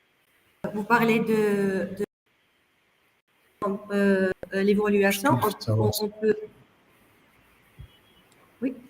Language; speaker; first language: French; non-native, local second language; Arabic